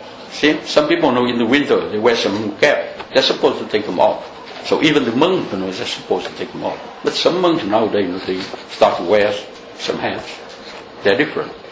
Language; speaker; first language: English; non-native, fluent; Vietnamese